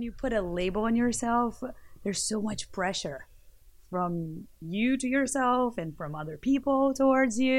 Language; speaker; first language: English; non-native, fluent; Portuguese